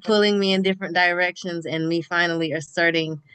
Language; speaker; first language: English; native; English